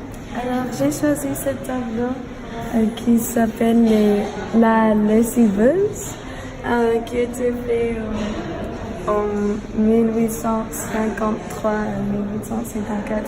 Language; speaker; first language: French; non-native, learner; English